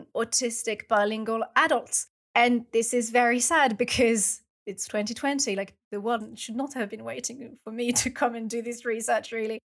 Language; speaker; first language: English; non-native, fluent; French